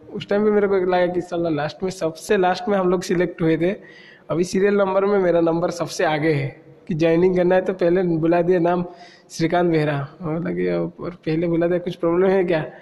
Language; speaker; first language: Hindi; non-native, local second language; Odia